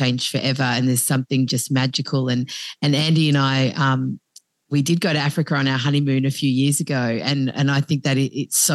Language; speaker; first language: English; native; English